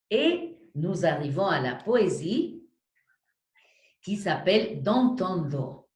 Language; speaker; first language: French; non-native, fluent; Spanish